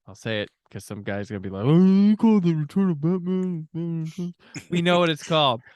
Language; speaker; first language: English; native; English